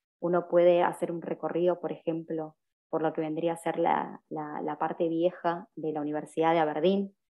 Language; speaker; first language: Spanish; native; Spanish